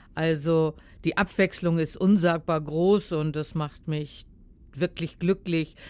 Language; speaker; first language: German; native; German